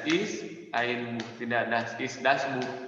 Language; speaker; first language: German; non-native, fluent; Indonesian